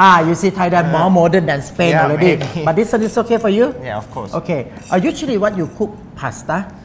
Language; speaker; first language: English; non-native, learner; Thai